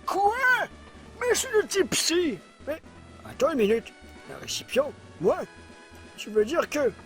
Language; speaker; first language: French; native; French